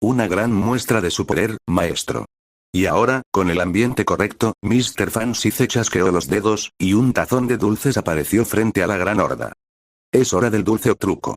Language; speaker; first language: Spanish; native; Spanish